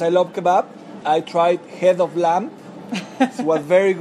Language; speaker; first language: English; non-native, fluent; Spanish